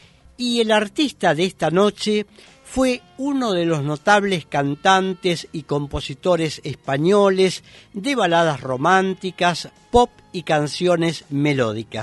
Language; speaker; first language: Spanish; native; Spanish